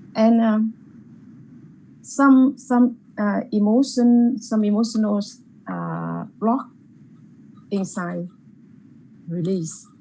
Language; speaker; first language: English; non-native, learner; Vietnamese